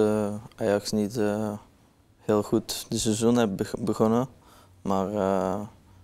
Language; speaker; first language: Dutch; non-native, learner; Norwegian